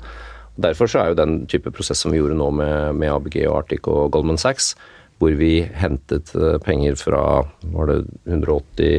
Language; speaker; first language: Norwegian; native; Norwegian